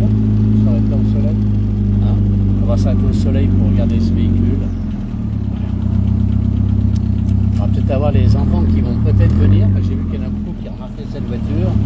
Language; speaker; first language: French; native; French